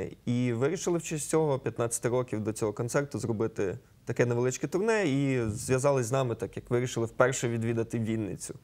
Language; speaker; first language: Ukrainian; native; Ukrainian